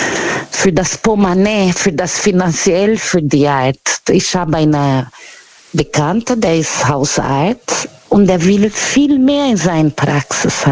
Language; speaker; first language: German; non-native, learner; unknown